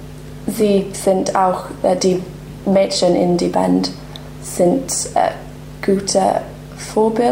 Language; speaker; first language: German; non-native, learner; English